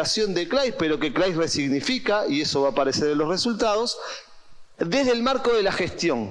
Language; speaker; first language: Spanish; native; Spanish